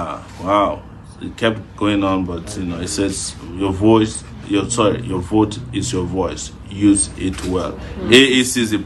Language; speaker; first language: English; non-native, local second language; Yoruba